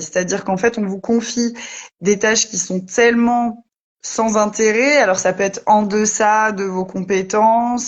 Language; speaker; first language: French; native; French